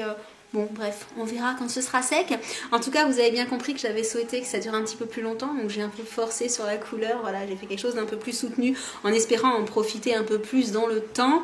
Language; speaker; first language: French; native; French